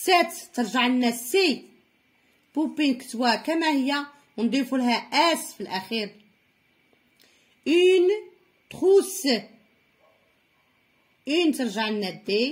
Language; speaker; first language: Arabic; native; Arabic